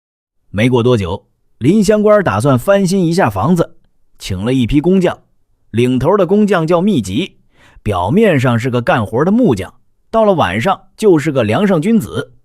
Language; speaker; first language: Chinese; native; Chinese